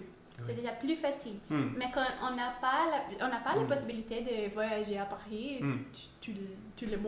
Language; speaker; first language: French; non-native, learner; Portuguese